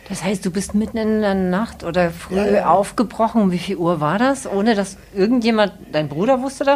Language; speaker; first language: German; native; German